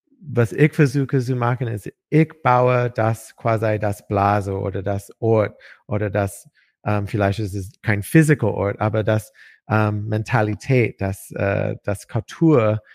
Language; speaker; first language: German; non-native, learner; English